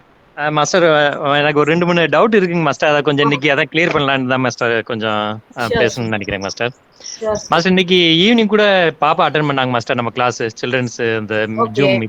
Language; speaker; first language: Tamil; native; Tamil